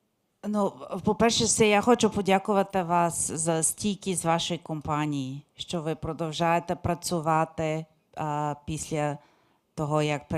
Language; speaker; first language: Ukrainian; non-native, fluent; English